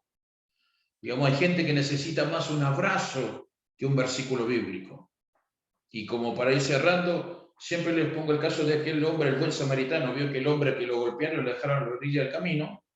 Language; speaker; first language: Spanish; native; Spanish